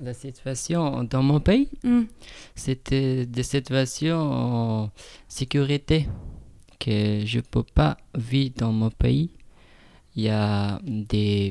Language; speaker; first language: French; non-native, learner; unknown